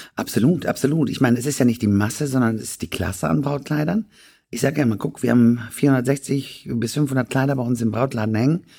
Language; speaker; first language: German; native; German